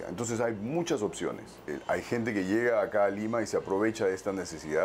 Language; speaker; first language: Spanish; native; Spanish